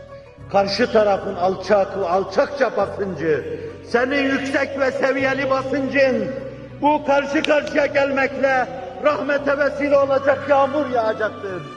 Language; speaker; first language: Turkish; native; Turkish